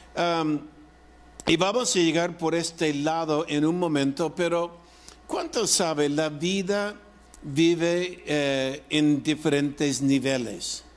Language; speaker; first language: Spanish; non-native, fluent; English